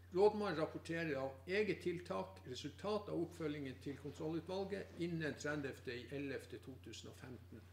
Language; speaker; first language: Norwegian; native; Norwegian